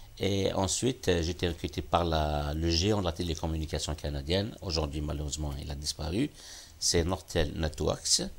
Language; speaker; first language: French; non-native, local second language; Kabyle